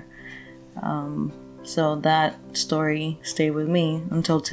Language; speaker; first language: English; non-native, fluent; Spanish